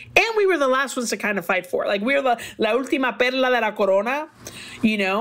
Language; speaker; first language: English; early bilingual, other home language; Spanish